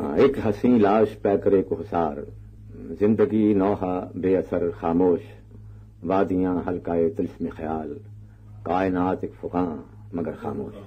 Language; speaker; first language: Urdu; non-native, local second language; Punjabi